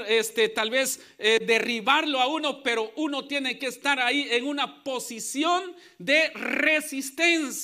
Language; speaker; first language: Spanish; native; Spanish